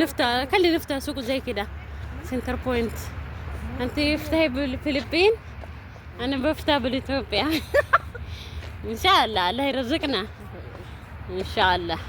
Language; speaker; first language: Arabic; non-native, learner; Amharic